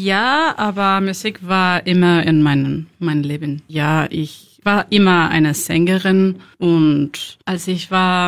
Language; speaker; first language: German; non-native, learner; Spanish